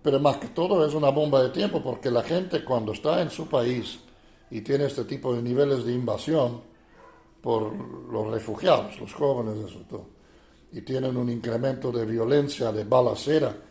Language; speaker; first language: Spanish; non-native, fluent; Dutch